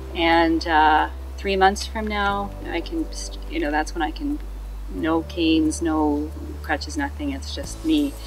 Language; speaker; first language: English; native; English